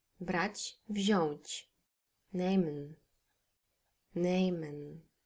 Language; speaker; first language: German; non-native, fluent; Polish